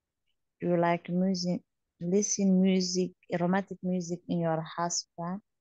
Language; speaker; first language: English; non-native, learner; Somali